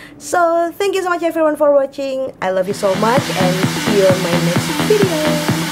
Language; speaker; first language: English; non-native, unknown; Indonesian